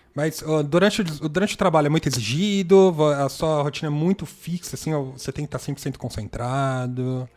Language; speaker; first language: Portuguese; native; Portuguese